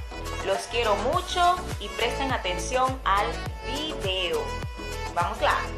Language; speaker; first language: Spanish; non-native, fluent; Portuguese